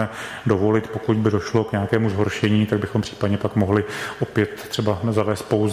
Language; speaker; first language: Czech; native; Czech